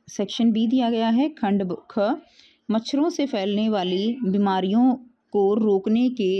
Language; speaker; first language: Hindi; native; Hindi